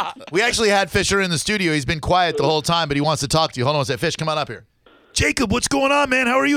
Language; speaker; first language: English; native; English